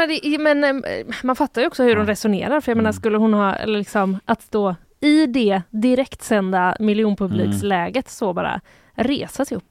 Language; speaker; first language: Swedish; native; Swedish